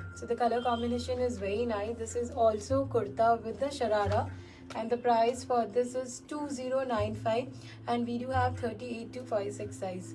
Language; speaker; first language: English; non-native, local second language; Hindi